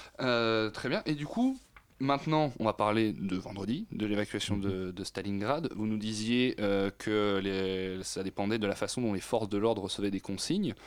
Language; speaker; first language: French; native; French